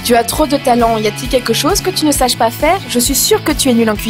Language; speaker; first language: French; native; French